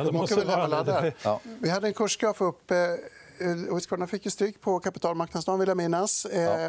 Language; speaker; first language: Swedish; native; Swedish